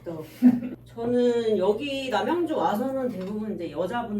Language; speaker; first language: Korean; native; Korean